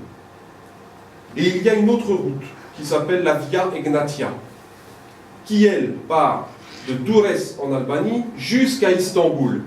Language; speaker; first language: French; native; French